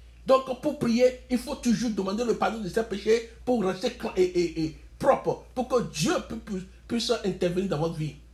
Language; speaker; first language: French; non-native, local second language; Yoruba